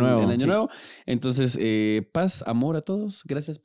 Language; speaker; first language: Spanish; native; Spanish